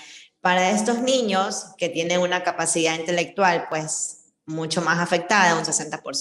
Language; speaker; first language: Spanish; native; Spanish